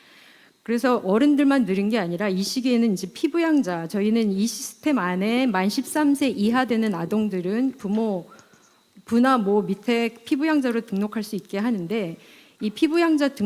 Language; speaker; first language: Korean; native; Korean